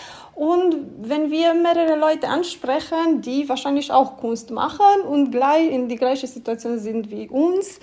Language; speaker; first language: German; non-native, fluent; Romanian